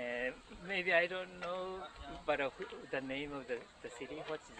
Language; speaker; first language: English; non-native, fluent; Japanese